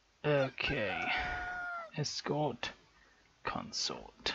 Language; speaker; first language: English; native; English